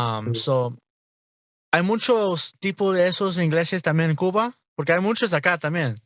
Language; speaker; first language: Spanish; non-native, learner; English